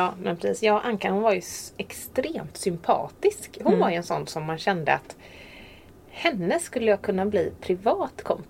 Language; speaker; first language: Swedish; native; Swedish